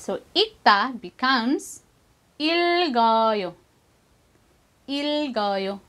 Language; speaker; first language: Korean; non-native, fluent; Filipino